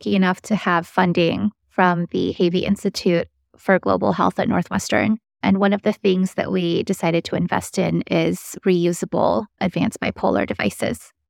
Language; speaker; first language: English; early bilingual, other home language; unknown